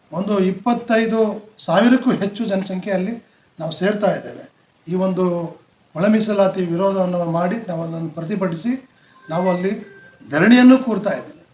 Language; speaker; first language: Kannada; non-native, local second language; Lambadi